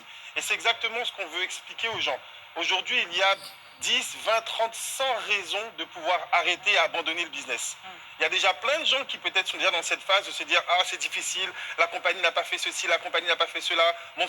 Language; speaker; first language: French; native; French